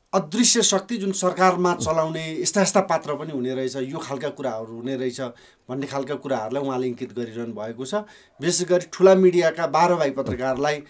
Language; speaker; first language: Nepali; native; Nepali